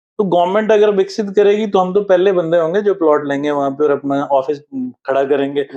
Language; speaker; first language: Hindi; native; Hindi